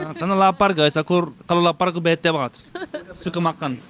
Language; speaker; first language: Indonesian; non-native, learner; Turkish